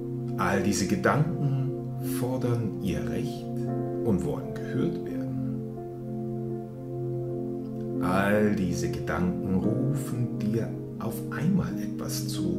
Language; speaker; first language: German; native; German